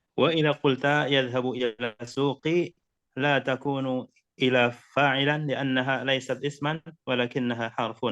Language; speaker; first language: Arabic; non-native, learner; Indonesian